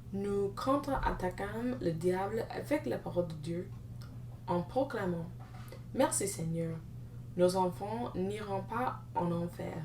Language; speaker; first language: French; non-native, learner; English